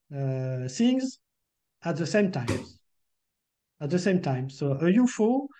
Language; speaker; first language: English; non-native, fluent; French